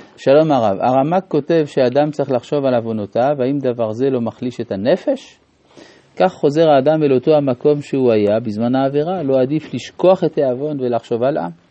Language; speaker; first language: Hebrew; non-native, fluent; French